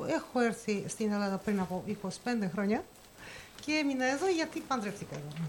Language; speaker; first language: Greek; non-native, fluent; Russian